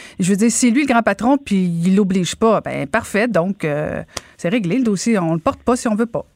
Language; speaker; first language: French; native; French